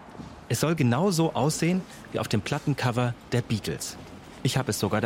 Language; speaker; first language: German; native; German